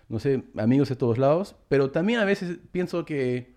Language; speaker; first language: Spanish; early bilingual, heritage; Spanish